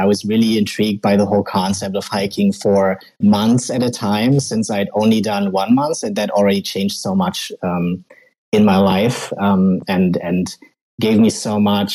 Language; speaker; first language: English; non-native, fluent; German